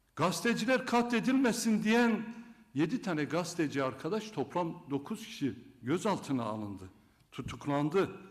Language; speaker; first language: Turkish; non-native, local second language; Kurdish